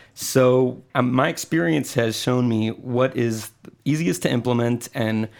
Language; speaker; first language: English; non-native, fluent; Spanish